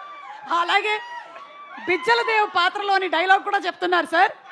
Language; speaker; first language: Telugu; native; Telugu